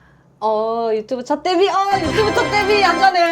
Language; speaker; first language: Korean; native; Korean